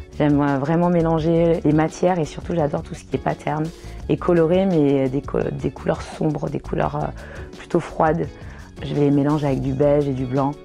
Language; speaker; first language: French; early bilingual, other home language; Kinyarwanda